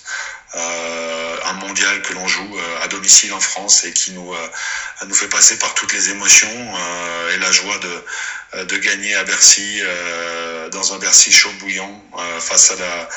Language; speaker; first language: French; native; French